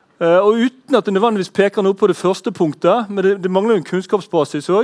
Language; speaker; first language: Norwegian; native; Norwegian